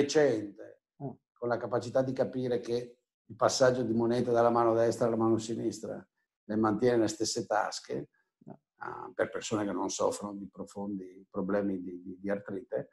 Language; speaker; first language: Italian; native; Italian